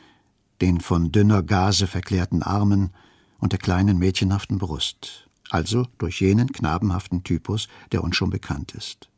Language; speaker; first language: German; native; German